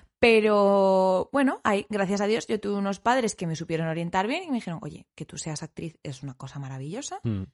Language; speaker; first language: Spanish; native; Spanish